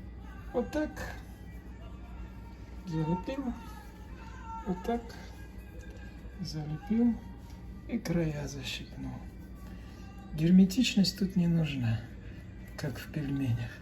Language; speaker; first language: Russian; native; Russian